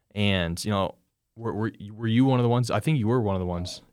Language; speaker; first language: English; native; English